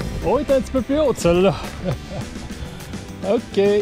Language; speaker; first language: French; native; French